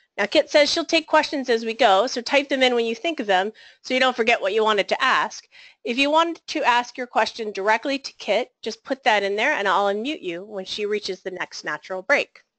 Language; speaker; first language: English; native; English